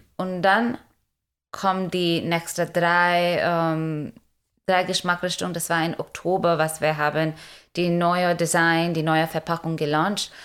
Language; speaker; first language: German; non-native, learner; Hindi